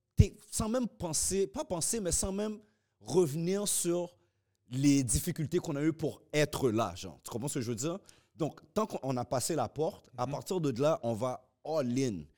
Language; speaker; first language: French; native; French